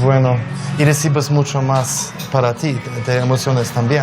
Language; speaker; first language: Spanish; non-native, learner; Polish